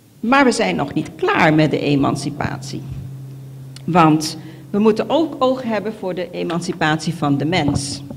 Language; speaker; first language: Dutch; non-native, local second language; Papiamento